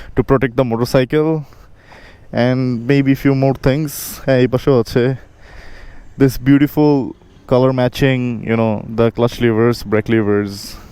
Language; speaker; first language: English; non-native, local second language; Bangla